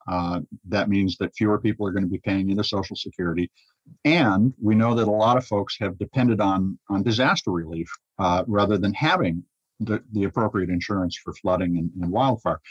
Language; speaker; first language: English; native; English